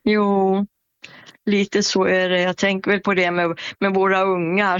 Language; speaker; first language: Swedish; native; Swedish